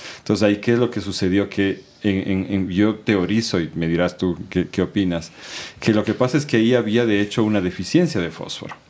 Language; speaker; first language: Spanish; native; Spanish